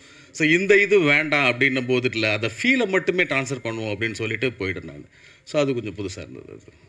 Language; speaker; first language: Tamil; native; Tamil